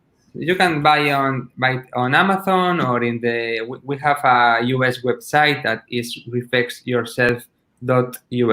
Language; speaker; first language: English; non-native, learner; Spanish